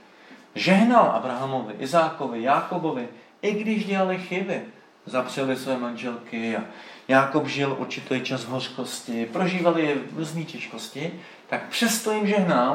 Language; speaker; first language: Czech; native; Czech